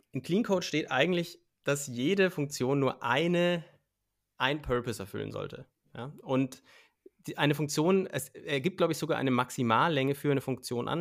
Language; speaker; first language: German; native; German